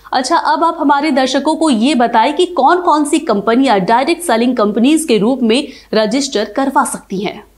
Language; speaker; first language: Hindi; native; Hindi